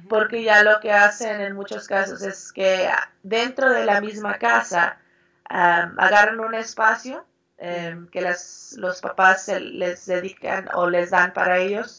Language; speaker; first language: Spanish; early bilingual, heritage; Spanish